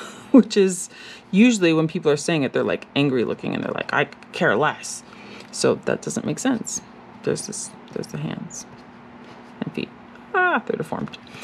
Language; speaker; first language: English; native; English